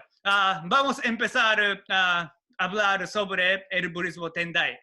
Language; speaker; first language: Spanish; non-native, learner; Japanese